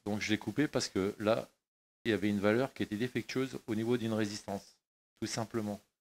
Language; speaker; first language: French; native; French